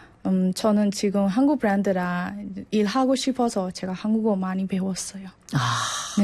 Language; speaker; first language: Korean; non-native, learner; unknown